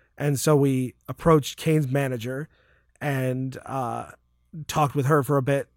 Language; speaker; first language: English; native; English